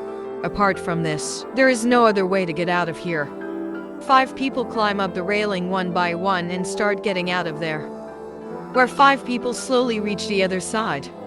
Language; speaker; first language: English; non-native, local second language; Hindi